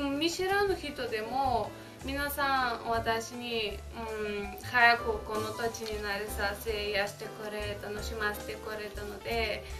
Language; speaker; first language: Japanese; non-native, fluent; Bulgarian